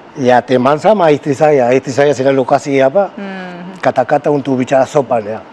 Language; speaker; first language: Indonesian; non-native, fluent; Spanish